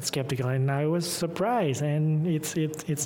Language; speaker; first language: English; non-native, fluent; Indonesian